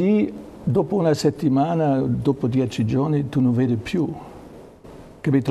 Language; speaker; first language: Italian; non-native, learner; German